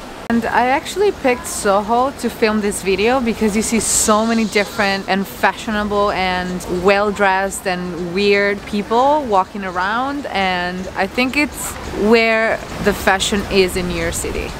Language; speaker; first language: English; non-native, fluent; Italian